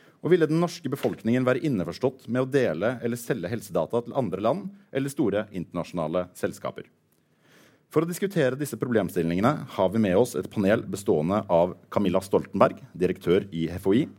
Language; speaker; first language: Norwegian; native; Norwegian